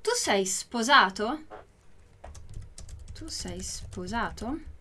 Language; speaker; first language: Italian; non-native, fluent; Portuguese